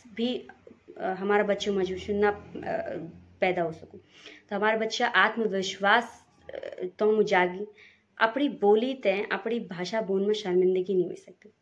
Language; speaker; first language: Hindi; non-native, local second language; Garhwali